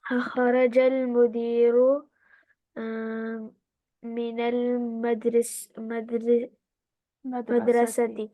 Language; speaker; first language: Arabic; non-native, learner; Urdu